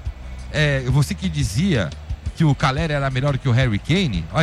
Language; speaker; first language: Portuguese; native; Portuguese